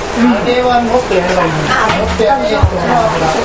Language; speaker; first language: Japanese; native; Japanese